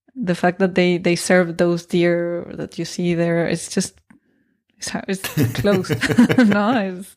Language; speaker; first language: English; non-native, fluent; Spanish